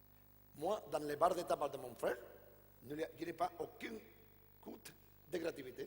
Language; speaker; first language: French; non-native, fluent; Catalan